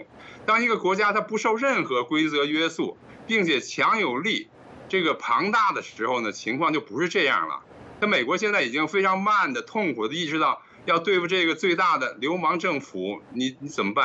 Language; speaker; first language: Chinese; native; Chinese